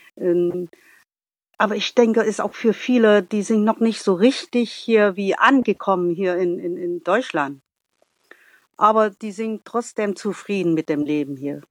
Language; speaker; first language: German; non-native, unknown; Vietnamese